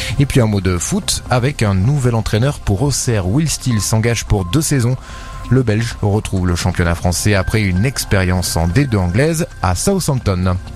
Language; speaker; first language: French; native; French